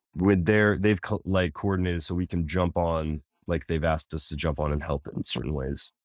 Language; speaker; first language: English; native; English